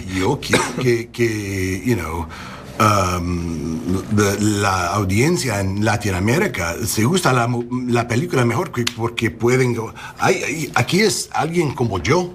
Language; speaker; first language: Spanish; non-native, learner; English